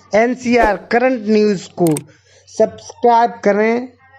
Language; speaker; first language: Hindi; native; Hindi